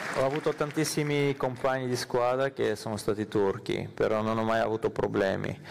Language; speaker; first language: Italian; non-native, fluent; Armenian